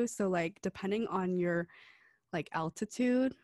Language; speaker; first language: English; early bilingual, other home language; Cantonese